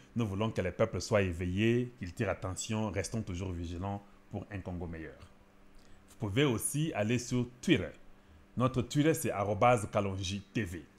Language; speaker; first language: French; non-native, local second language; Lingala